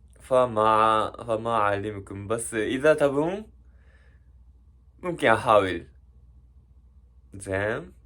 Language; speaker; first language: Arabic; non-native, learner; Japanese